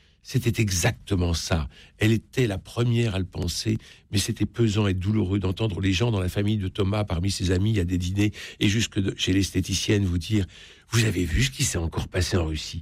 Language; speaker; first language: French; native; French